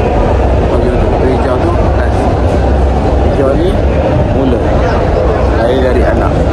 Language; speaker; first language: Malay; native; Malay